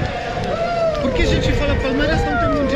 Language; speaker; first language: Portuguese; non-native, learner; German